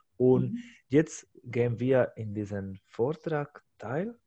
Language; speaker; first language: German; non-native, fluent; Spanish